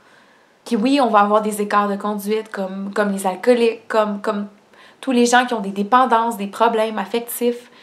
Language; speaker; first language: French; native; French